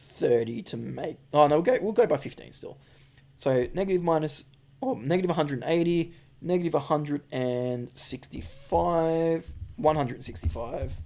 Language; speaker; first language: English; native; English